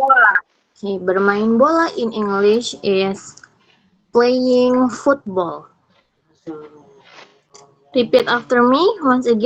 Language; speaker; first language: English; non-native, fluent; Indonesian